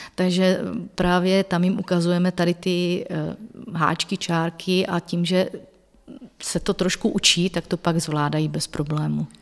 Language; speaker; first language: Czech; native; Czech